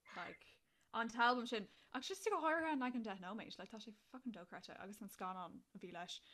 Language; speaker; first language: Irish; native; Irish